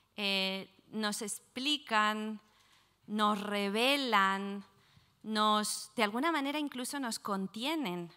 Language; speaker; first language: Spanish; native; Spanish